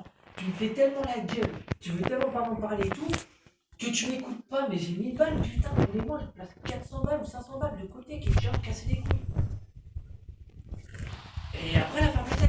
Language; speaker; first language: French; native; French